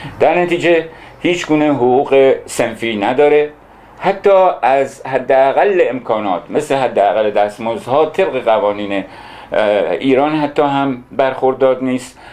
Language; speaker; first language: Persian; non-native, local second language; Arabic